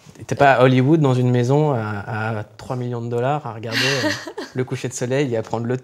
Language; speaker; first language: French; native; French